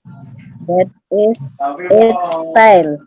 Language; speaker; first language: English; non-native, learner; Indonesian